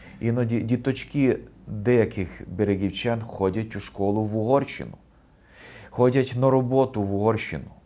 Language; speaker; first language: Ukrainian; non-native, local second language; Hungarian